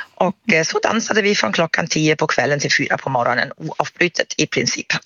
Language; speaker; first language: Swedish; non-native, fluent; German